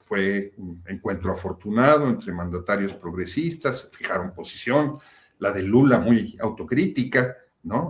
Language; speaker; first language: Spanish; native; Spanish